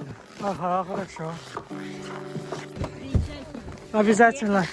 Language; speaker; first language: Russian; non-native, learner; English